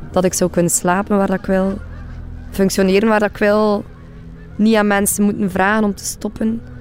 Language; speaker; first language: Dutch; native; Dutch